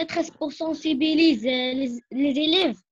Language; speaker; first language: French; non-native, learner; Arabic